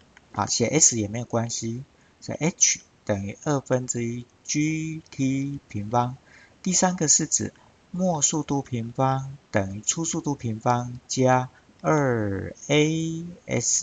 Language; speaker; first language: Chinese; native; Chinese